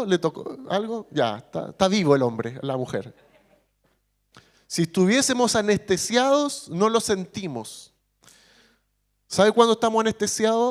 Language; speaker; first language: Spanish; native; Spanish